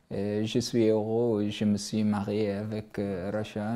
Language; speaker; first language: French; non-native, learner; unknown